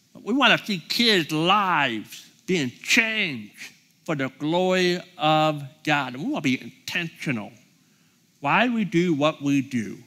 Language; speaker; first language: English; native; English